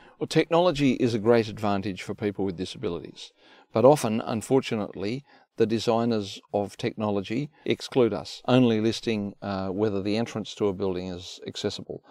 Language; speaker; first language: English; native; English